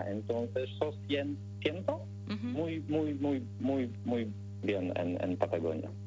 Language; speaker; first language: Spanish; non-native, learner; Polish